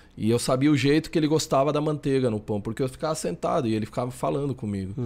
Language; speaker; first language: Portuguese; early bilingual, other home language; Spanish